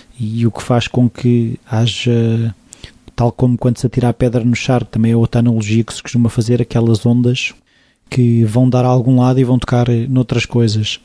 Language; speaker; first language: Portuguese; native; Portuguese